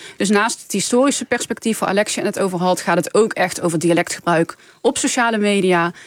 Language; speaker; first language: Dutch; native; Dutch